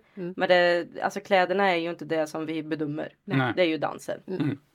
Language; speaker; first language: Swedish; native; Swedish